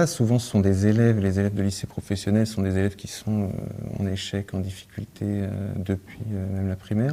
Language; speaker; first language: French; native; French